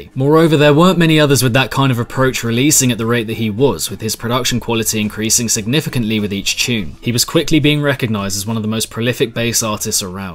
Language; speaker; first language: English; native; English